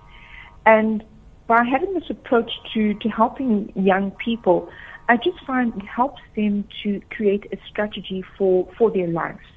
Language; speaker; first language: English; native; English